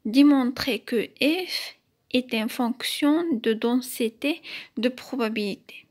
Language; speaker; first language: French; non-native, local second language; Arabic